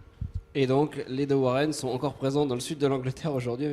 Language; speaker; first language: French; native; French